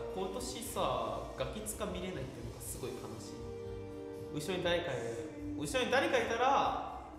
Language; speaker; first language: Japanese; native; Japanese